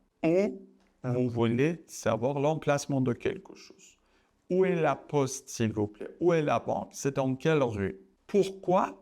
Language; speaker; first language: French; non-native, fluent; Persian